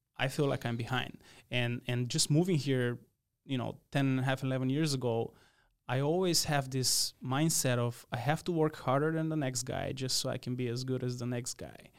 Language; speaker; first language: English; non-native, fluent; Macedonian